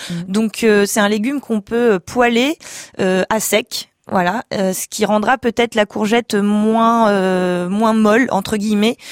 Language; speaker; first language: French; native; French